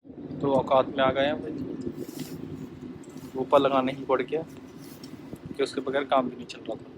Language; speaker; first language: Hindi; native; Hindi